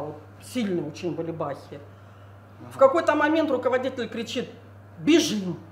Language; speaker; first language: Russian; native; Russian